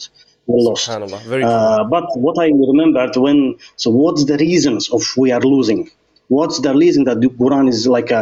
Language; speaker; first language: English; non-native, learner; Azerbaijani